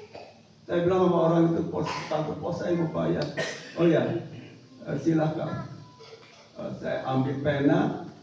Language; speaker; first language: Indonesian; non-native, fluent; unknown